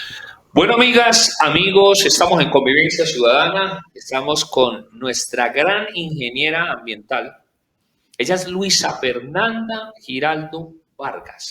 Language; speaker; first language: Spanish; native; Spanish